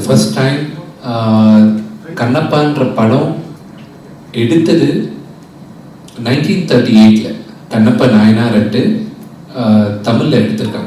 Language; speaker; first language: Tamil; non-native, local second language; Telugu